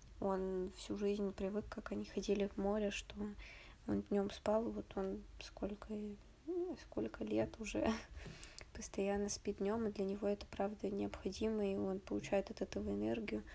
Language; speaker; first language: Russian; native; Russian